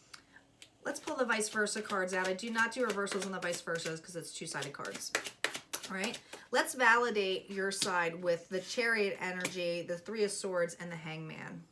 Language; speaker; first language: English; native; English